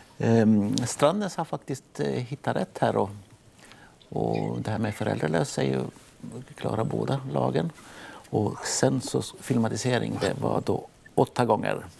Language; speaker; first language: Swedish; native; Swedish